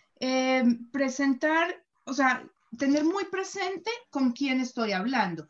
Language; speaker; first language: Spanish; native; Spanish